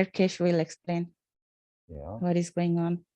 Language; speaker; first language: English; non-native, learner; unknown